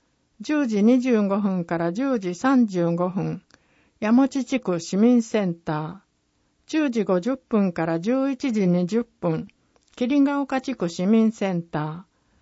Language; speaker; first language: Japanese; native; Japanese